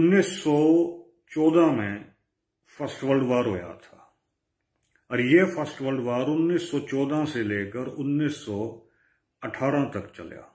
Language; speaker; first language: Hindi; native; Hindi